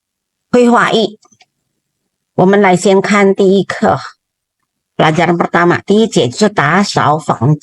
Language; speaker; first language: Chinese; non-native, fluent; Indonesian